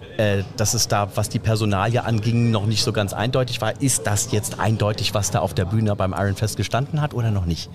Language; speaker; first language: German; native; German